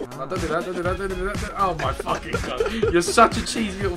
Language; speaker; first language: English; native; English